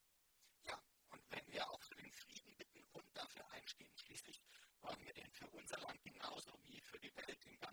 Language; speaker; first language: German; native; German